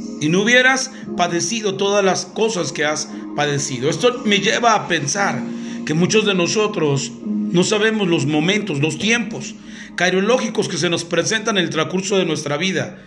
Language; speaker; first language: Spanish; native; Spanish